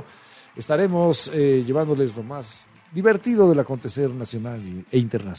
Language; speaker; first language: Spanish; native; Spanish